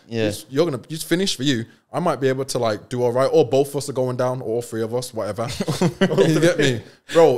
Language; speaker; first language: English; native; English